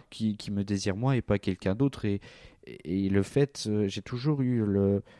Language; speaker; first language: French; native; French